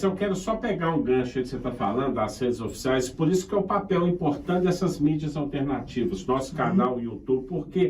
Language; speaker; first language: Portuguese; native; Portuguese